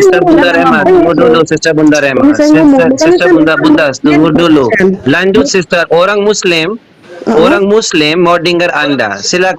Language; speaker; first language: Indonesian; non-native, learner; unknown